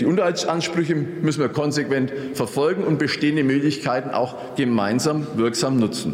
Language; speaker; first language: German; native; German